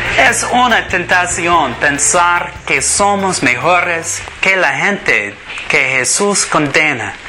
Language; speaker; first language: Spanish; non-native, learner; English